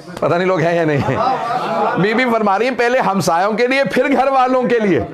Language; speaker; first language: Urdu; native; Urdu